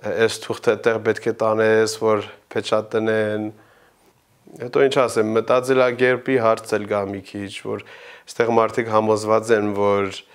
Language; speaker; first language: Armenian; early bilingual, heritage; Armenian